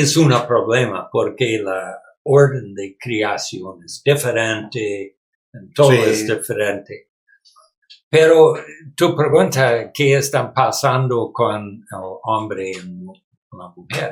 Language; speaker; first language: Spanish; non-native, learner; English